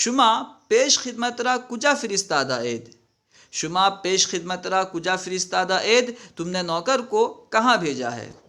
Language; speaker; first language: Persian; non-native, fluent; Urdu